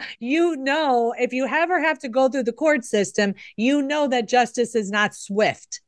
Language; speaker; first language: English; native; English